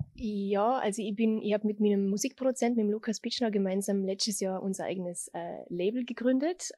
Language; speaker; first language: German; native; German